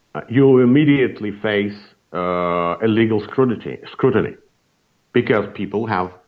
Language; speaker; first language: English; non-native, fluent; Russian